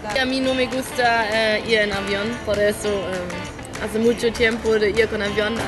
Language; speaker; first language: Spanish; non-native, learner; German